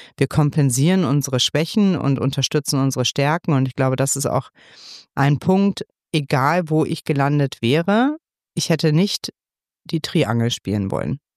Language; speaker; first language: German; native; German